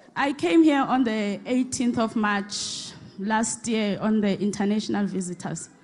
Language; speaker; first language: English; non-native, local second language; Xhosa